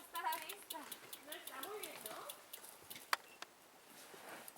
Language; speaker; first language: Spanish; non-native, learner; French